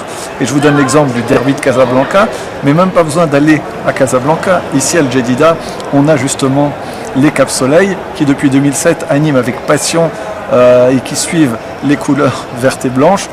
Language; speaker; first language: French; native; French